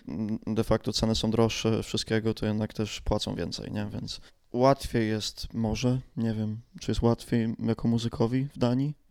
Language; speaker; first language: Polish; native; Polish